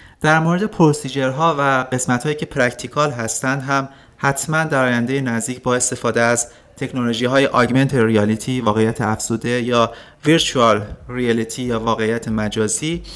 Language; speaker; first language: Persian; native; Persian